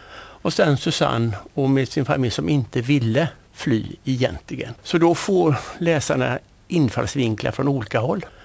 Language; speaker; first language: Swedish; native; Swedish